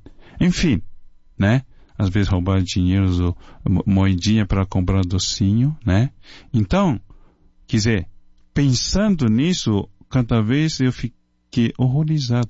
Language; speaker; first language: Portuguese; non-native, fluent; Chinese